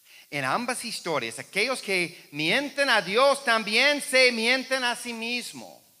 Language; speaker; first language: Spanish; non-native, fluent; English